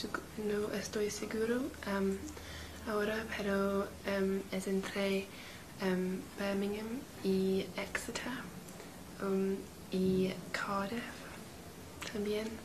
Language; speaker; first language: Spanish; non-native, learner; English